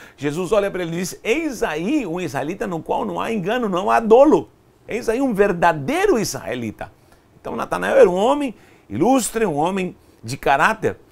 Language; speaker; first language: Portuguese; non-native, fluent; Spanish